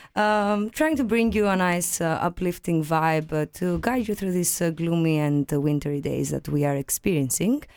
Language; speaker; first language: English; non-native, fluent; Greek